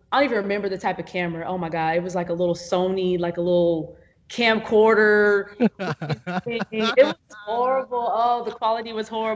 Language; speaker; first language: English; native; English